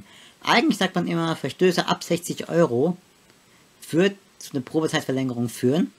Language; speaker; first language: German; native; German